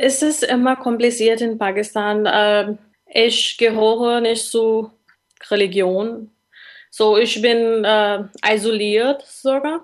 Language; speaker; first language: German; non-native, learner; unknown